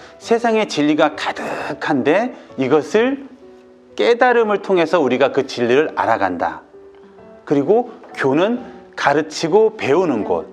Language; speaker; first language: Korean; native; Korean